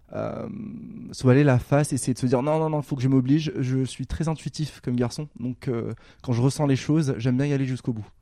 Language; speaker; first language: French; non-native, local second language; Arabic